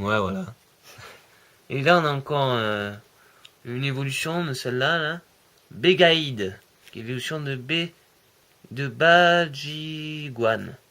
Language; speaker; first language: French; native; French